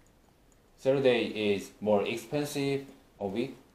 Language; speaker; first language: English; non-native, learner; Korean